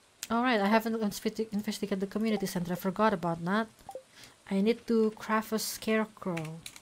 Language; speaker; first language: English; non-native, fluent; Indonesian